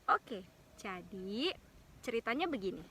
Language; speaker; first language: Indonesian; native; Indonesian